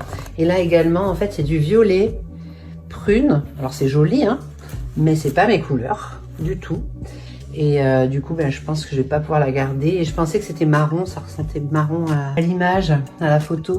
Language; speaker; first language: French; native; French